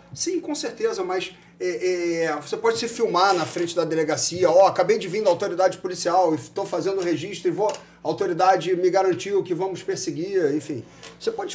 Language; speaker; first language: Portuguese; native; Portuguese